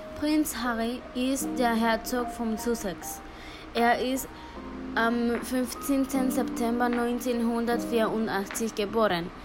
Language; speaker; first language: German; non-native, learner; Spanish